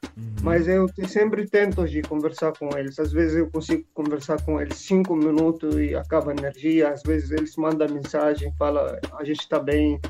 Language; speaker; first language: Portuguese; non-native, learner; Arabic